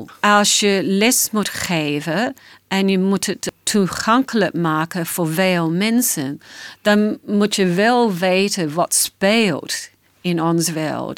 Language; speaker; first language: Dutch; non-native, fluent; English